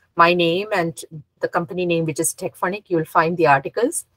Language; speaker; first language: English; non-native, local second language; Malayalam